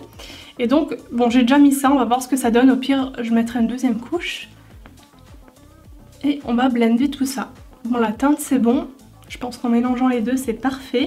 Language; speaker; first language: French; native; French